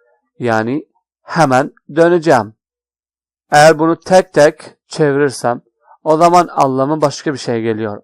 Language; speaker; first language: Turkish; non-native, fluent; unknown